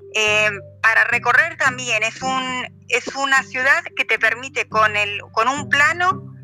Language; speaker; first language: Spanish; native; Spanish